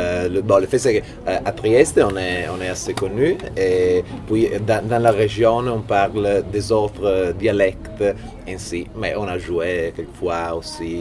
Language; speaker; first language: French; non-native, fluent; Italian